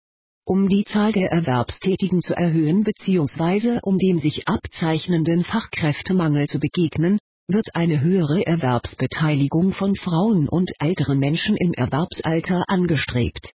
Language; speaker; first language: German; native; German